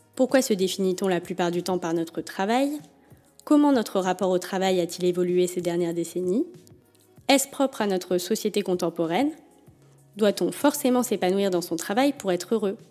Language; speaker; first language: French; native; French